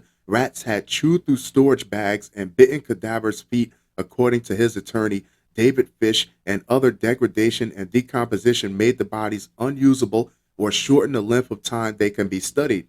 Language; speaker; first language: English; native; English